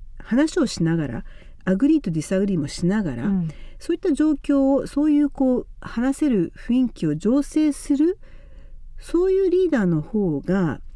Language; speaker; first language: Japanese; native; Japanese